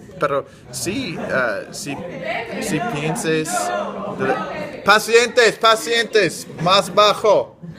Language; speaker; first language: Spanish; non-native, learner; English